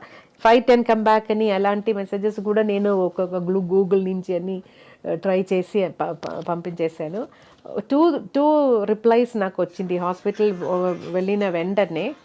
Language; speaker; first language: Telugu; non-native, local second language; Malayalam